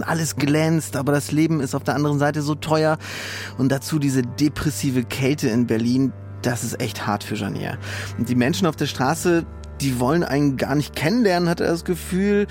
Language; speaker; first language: German; native; German